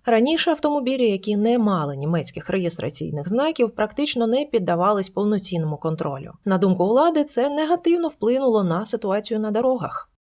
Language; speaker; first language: Ukrainian; native; Ukrainian